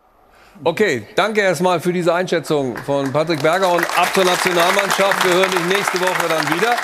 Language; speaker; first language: German; native; German